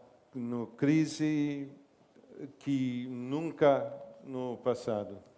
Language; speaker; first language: Portuguese; non-native, learner; English